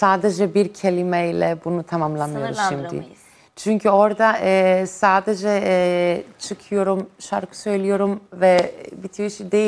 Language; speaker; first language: Turkish; non-native, fluent; Greek